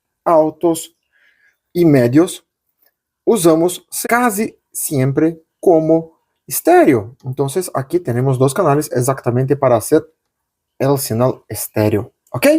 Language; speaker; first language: Spanish; non-native, local second language; Portuguese